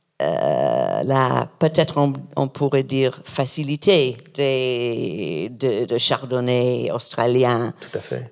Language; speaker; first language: French; non-native, learner; English